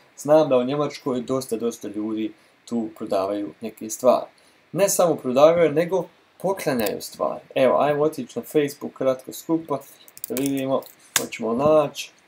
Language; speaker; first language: Croatian; early bilingual, heritage; Croatian